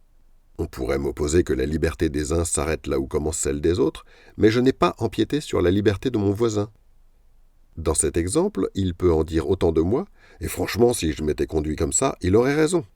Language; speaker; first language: French; native; French